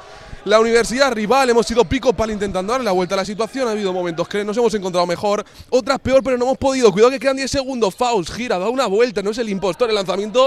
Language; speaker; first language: Spanish; native; Spanish